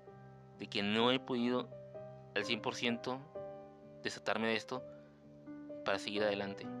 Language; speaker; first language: Spanish; native; Spanish